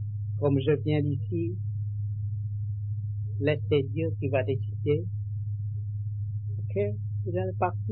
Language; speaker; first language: French; non-native, learner; Vietnamese